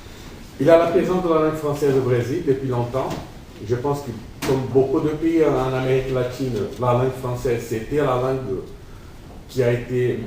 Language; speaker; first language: French; non-native, fluent; Portuguese